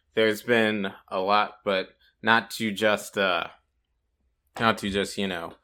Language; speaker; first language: English; native; English